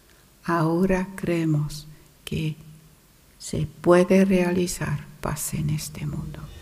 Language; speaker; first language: Spanish; non-native, fluent; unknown